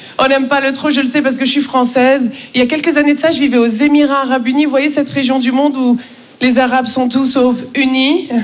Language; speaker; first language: French; native; French